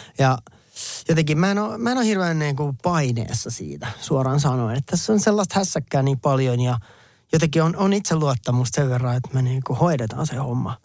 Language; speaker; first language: Finnish; native; Finnish